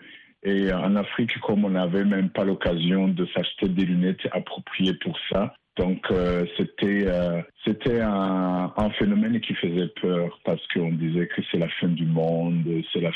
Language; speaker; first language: French; non-native, local second language; Rundi